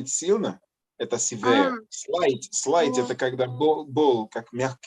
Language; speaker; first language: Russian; non-native, learner; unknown